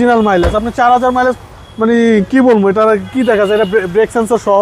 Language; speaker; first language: Bangla; native; Bangla